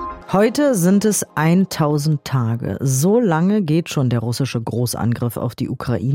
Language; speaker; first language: German; native; German